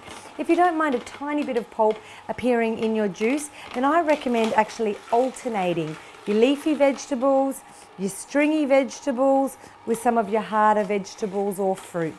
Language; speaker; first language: English; native; English